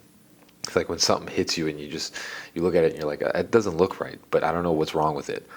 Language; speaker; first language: English; native; English